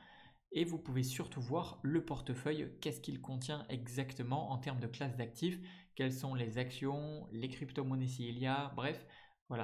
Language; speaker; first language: French; native; French